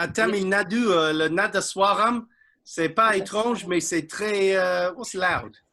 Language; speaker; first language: French; non-native, learner; English